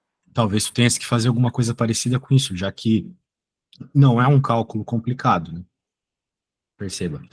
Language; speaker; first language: Portuguese; native; Portuguese